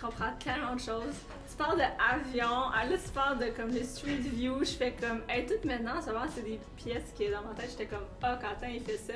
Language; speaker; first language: French; native; French